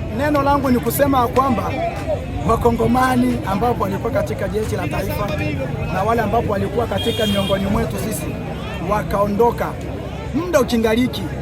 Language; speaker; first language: Swahili; native; Swahili